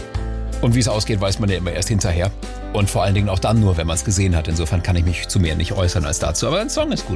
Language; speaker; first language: German; native; German